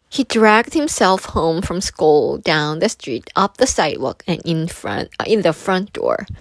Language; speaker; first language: English; non-native, fluent; Korean